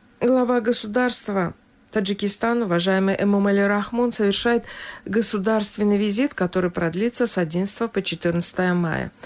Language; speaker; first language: Russian; non-native, local second language; Tajik